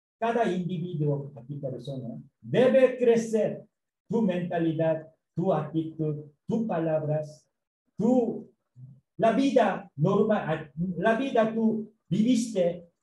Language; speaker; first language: Spanish; non-native, learner; Korean